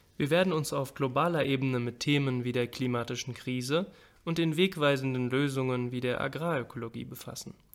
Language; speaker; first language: German; early bilingual, other home language; Spanish